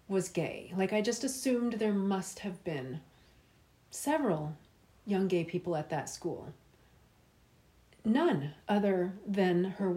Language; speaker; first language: English; native; English